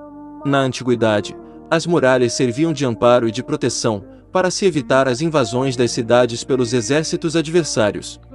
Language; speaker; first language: Portuguese; native; Portuguese